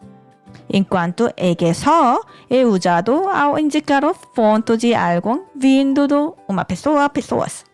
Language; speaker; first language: Portuguese; non-native, learner; Korean